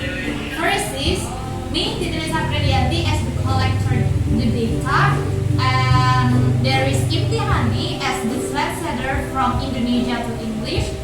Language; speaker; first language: English; non-native, learner; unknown